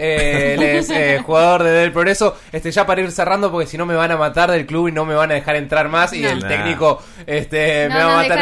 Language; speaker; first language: Spanish; native; Spanish